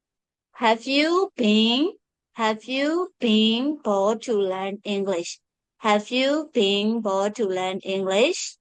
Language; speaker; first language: English; non-native, fluent; Burmese